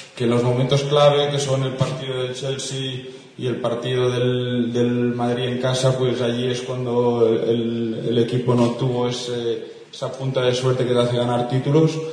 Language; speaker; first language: Spanish; non-native, local second language; Catalan